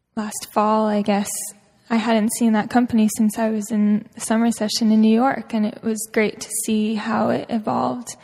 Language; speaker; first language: English; native; English